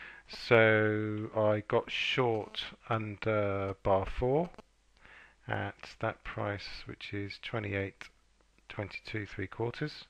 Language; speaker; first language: English; native; English